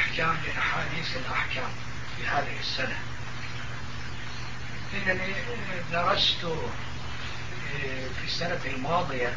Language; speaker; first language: Arabic; non-native, fluent; Turkish